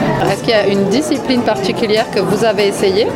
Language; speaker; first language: French; native; French